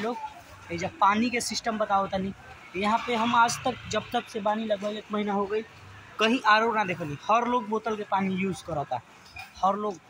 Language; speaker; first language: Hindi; non-native, local second language; Bhojpuri